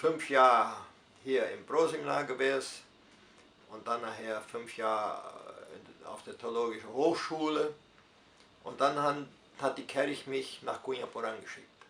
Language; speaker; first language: German; early bilingual, heritage; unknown